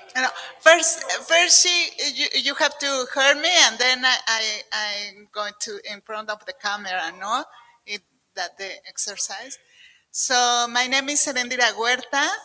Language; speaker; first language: English; non-native, learner; Spanish